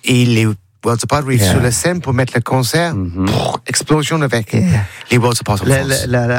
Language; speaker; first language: French; non-native, learner; English